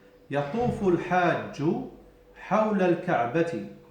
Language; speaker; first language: Arabic; non-native, fluent; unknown